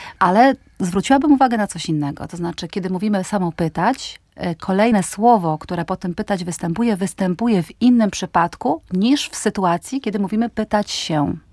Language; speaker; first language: Polish; native; Polish